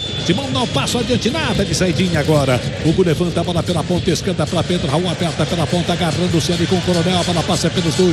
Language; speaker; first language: Portuguese; native; Portuguese